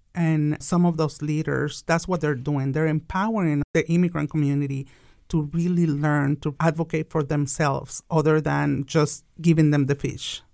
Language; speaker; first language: English; non-native, fluent; Spanish